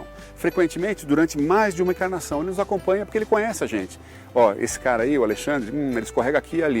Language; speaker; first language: Portuguese; native; Portuguese